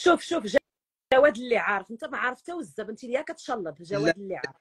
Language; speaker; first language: Arabic; native; Arabic